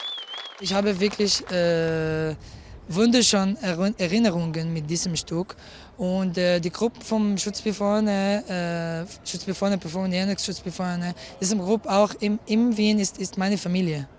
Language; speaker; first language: German; non-native, learner; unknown